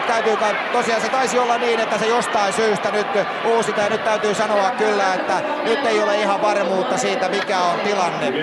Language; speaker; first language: Finnish; native; Finnish